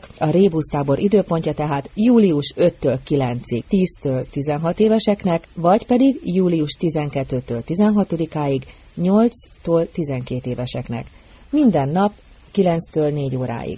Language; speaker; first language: Hungarian; native; Hungarian